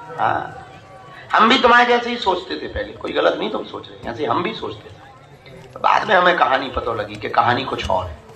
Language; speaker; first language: Hindi; native; Hindi